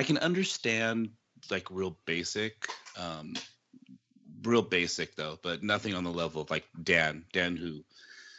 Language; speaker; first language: English; early bilingual, other home language; Japanese